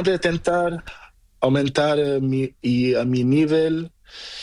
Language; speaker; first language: Spanish; non-native, learner; Portuguese